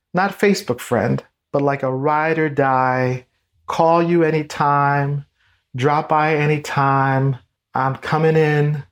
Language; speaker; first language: English; native; English